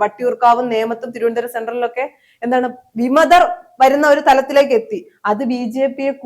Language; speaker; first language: Malayalam; native; Malayalam